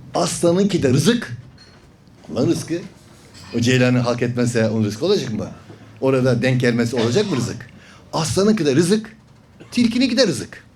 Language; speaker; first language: Turkish; native; Turkish